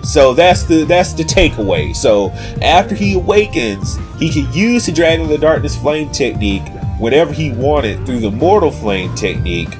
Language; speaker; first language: English; native; English